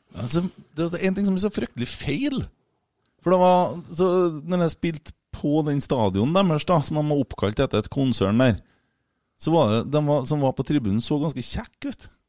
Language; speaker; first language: Norwegian; native; Norwegian